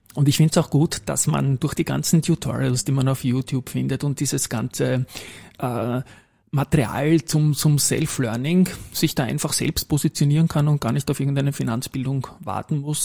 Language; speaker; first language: German; native; German